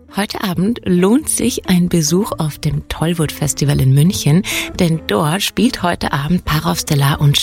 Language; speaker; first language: German; native; German